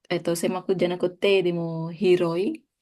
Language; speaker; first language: Japanese; non-native, fluent; Indonesian